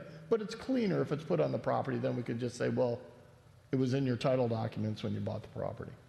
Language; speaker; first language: English; native; English